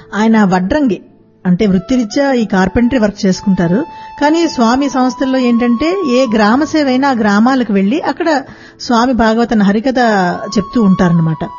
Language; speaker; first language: Telugu; native; Telugu